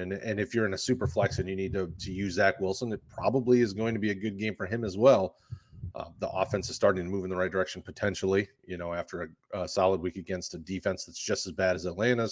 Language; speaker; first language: English; native; English